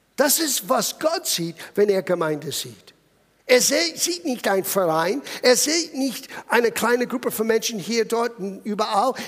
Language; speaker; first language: German; non-native, fluent; English